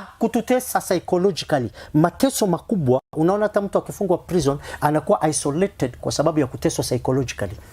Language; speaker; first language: Swahili; non-native, fluent; Somali